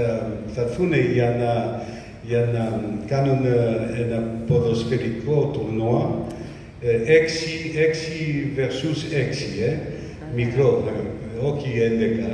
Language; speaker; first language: Greek; early bilingual, heritage; French